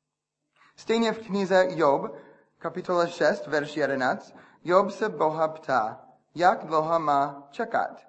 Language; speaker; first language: Czech; non-native, fluent; English